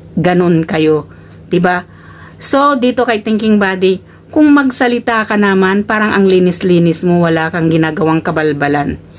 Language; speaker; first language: Filipino; non-native, local second language; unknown